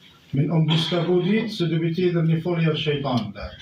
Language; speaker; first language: Swedish; non-native, fluent; Arabic